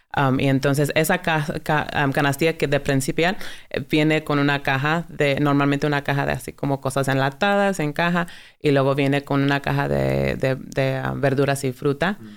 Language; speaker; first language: Spanish; early bilingual, heritage; Spanish